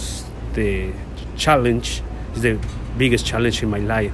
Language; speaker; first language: English; non-native, learner; Spanish